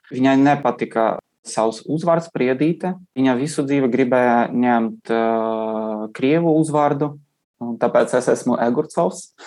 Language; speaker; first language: Latvian; non-native, learner; Russian